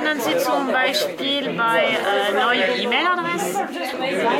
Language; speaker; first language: German; non-native, learner; French